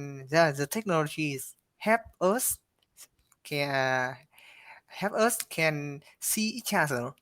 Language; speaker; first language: English; non-native, learner; Vietnamese